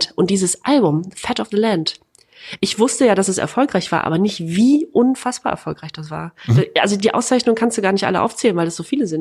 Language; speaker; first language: German; native; German